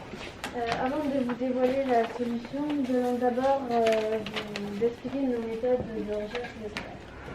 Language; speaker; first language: French; native; French